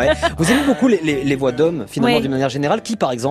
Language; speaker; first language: French; native; French